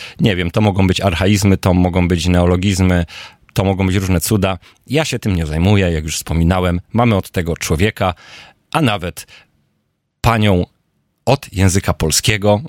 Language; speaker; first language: Polish; native; Polish